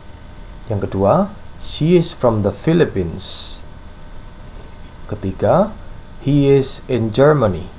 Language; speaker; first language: English; non-native, fluent; Indonesian